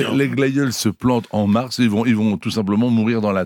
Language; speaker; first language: French; native; French